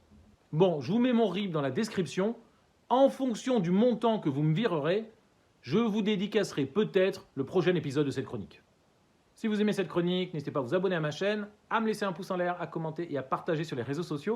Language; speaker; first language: French; native; French